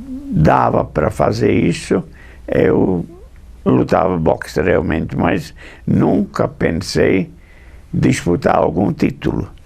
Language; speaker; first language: Portuguese; non-native, fluent; English